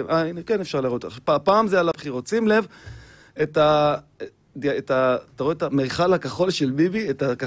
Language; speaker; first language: Hebrew; native; Hebrew